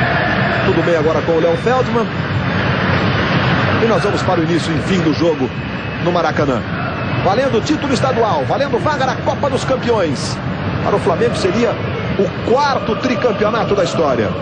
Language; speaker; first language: Portuguese; native; Portuguese